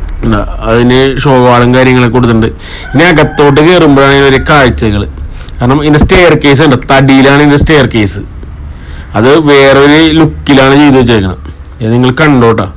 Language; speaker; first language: Malayalam; native; Malayalam